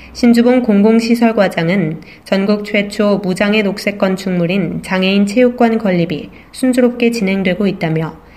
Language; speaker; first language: Korean; native; Korean